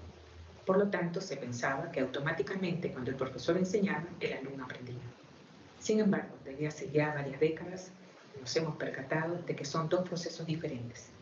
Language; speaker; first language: Spanish; native; Spanish